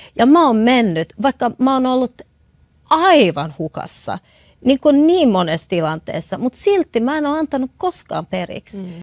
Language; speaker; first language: Finnish; non-native, local second language; Swedish